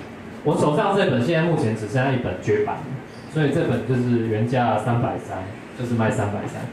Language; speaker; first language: Chinese; native; Chinese